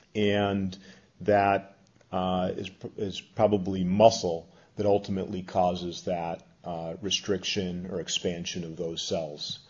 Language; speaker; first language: English; native; English